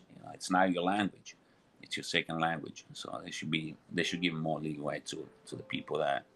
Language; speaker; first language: English; non-native, fluent; Italian